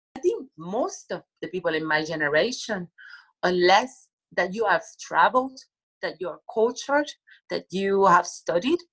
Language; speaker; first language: English; non-native, fluent; Spanish